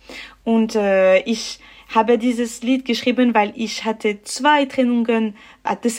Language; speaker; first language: German; non-native, learner; French